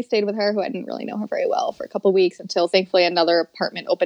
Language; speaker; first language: English; native; English